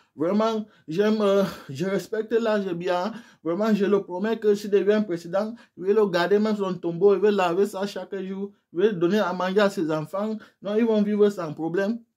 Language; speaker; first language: French; non-native, local second language; English